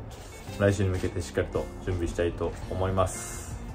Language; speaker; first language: Japanese; native; Japanese